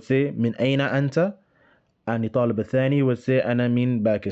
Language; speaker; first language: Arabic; non-native, fluent; English